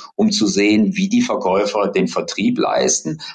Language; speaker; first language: German; native; German